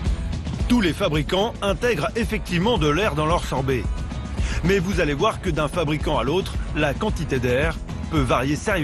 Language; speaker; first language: French; native; French